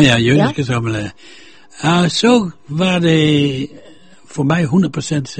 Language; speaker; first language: Danish; non-native, fluent; Dutch